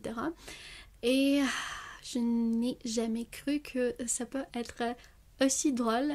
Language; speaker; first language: French; non-native, fluent; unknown